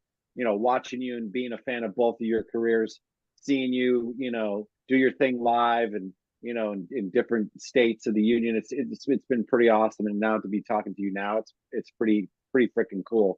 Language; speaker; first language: English; native; English